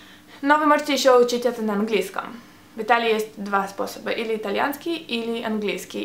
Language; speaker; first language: Russian; early bilingual, heritage; Russian